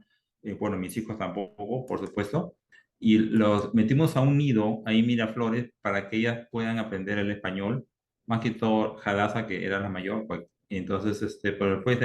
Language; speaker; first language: Spanish; native; Spanish